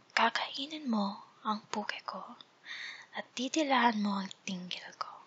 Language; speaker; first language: Filipino; non-native, learner; English